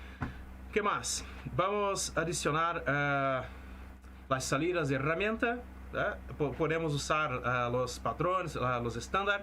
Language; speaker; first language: Spanish; non-native, fluent; Portuguese